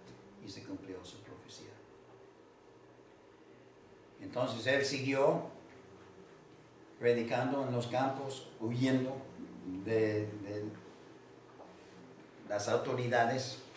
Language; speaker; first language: Spanish; non-native, fluent; English